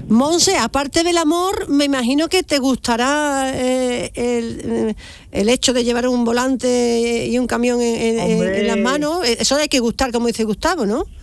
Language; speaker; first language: Spanish; native; Spanish